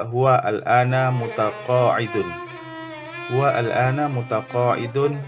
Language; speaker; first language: Arabic; non-native, fluent; Indonesian